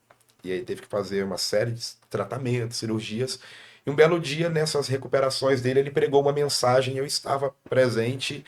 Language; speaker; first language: Portuguese; native; Portuguese